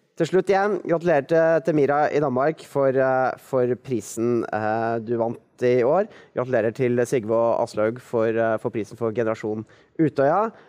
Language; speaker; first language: Norwegian; native; Norwegian